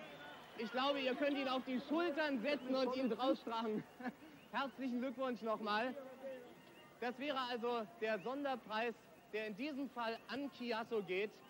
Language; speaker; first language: German; native; German